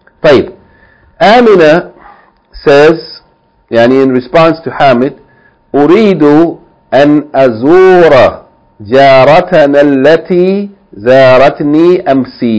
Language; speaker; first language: Arabic; non-native, fluent; English